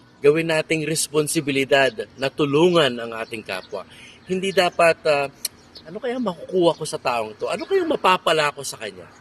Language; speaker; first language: Filipino; native; Filipino